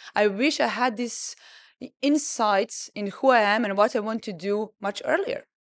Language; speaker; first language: English; non-native, fluent; Serbian